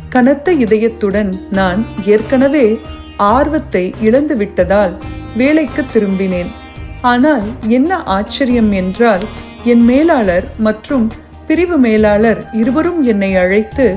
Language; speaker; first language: Tamil; early bilingual, heritage; Tamil